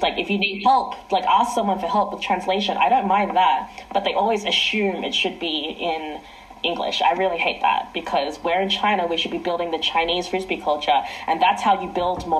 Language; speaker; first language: English; early bilingual, other home language; Chinese